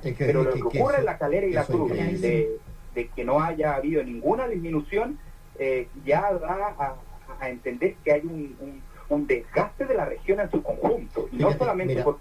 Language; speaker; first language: Spanish; native; Spanish